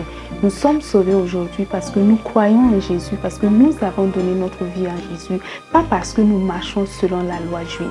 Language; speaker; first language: French; native; French